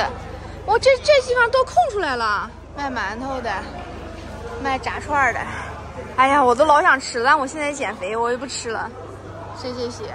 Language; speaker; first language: Chinese; native; Chinese